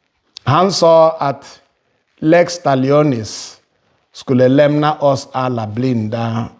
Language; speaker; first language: Swedish; non-native, fluent; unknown